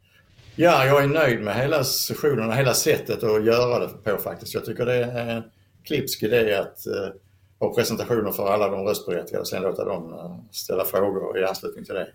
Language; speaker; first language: Swedish; native; Swedish